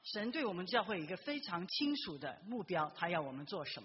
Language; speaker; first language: Chinese; native; Chinese